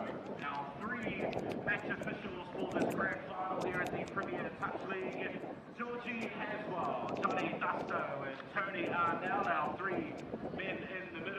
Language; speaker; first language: English; native; English